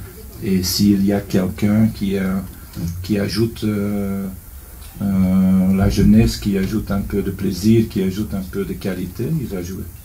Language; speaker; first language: French; non-native, local second language; Dutch